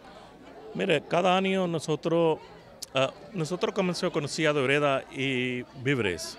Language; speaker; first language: Spanish; non-native, learner; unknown